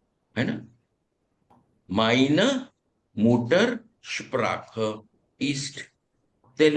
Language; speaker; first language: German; non-native, fluent; Telugu